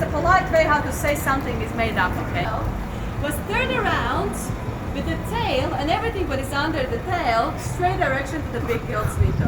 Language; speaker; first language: English; non-native, fluent; Latvian